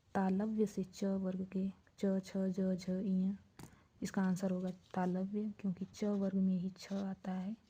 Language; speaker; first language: Hindi; native; Hindi